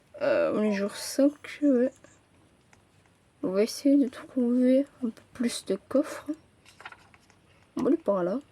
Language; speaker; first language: French; native; French